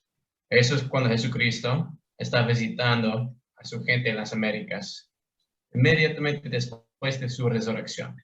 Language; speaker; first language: Spanish; non-native, fluent; English